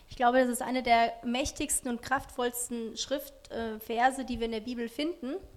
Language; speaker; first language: German; native; German